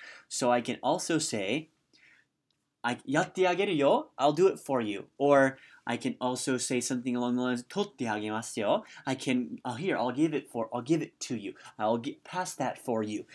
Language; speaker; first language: English; native; English